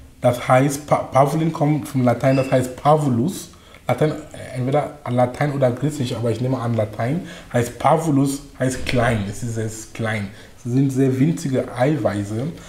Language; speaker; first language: German; non-native, fluent; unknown